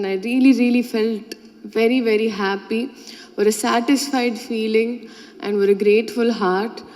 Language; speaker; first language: Tamil; non-native, fluent; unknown